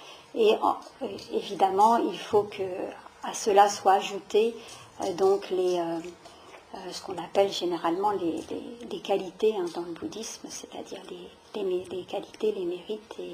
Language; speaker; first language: French; native; French